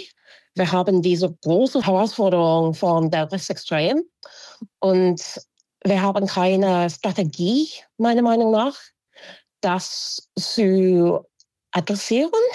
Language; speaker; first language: German; non-native, fluent; English